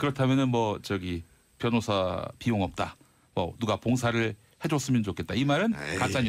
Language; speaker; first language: Korean; native; Korean